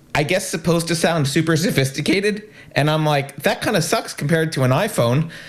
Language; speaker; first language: English; native; English